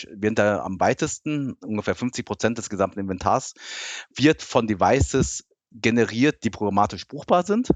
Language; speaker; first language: German; early bilingual, other home language; Japanese